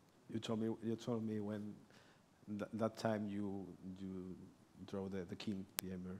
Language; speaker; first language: English; non-native, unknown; Spanish